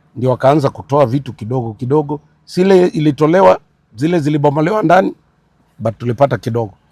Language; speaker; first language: Swahili; non-native, local second language; Luo (Kenya and Tanzania)